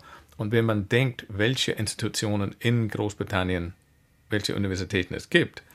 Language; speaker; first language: German; non-native, fluent; English